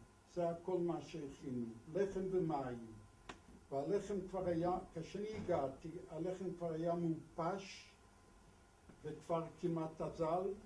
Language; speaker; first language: Hebrew; non-native, fluent; Polish